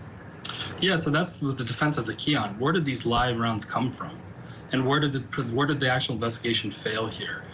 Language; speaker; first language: English; native; English